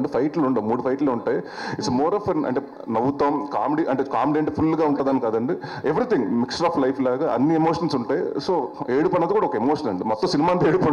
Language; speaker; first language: Telugu; native; Telugu